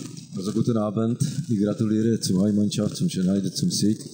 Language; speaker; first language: German; non-native, learner; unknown